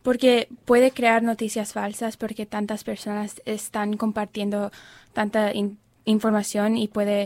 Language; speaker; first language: Spanish; non-native, learner; English